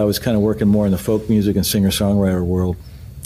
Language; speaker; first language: English; native; English